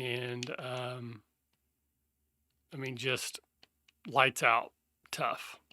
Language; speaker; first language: English; native; English